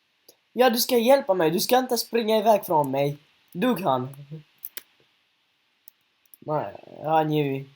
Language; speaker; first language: Swedish; early bilingual, other home language; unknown